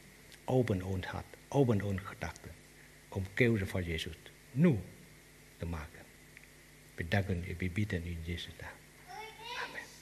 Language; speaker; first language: Dutch; non-native, learner; Vietnamese